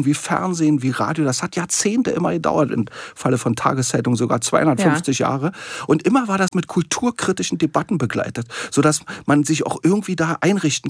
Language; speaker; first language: German; native; German